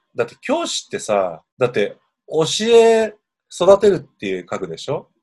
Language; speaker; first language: Japanese; native; Japanese